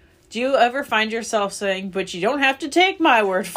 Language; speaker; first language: English; native; English